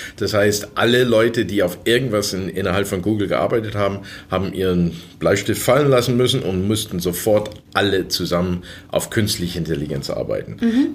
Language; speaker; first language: German; early bilingual, other home language; English